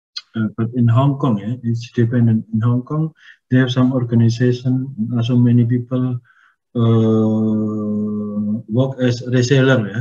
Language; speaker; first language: English; non-native, learner; Indonesian